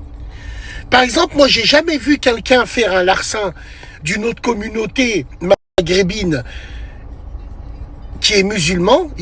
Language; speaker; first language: French; native; French